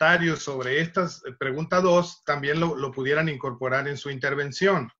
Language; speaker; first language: Spanish; native; Spanish